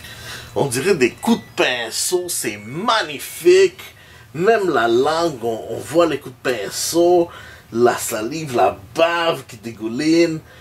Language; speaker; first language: French; native; French